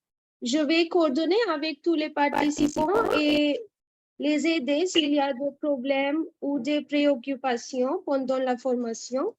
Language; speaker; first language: French; non-native, fluent; Hindi